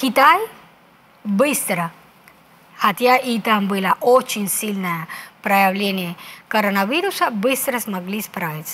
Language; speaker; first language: Russian; non-native, fluent; Spanish